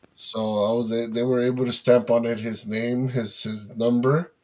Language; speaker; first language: English; early bilingual, other home language; Spanish